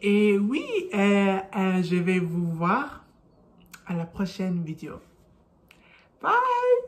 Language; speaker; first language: French; non-native, learner; English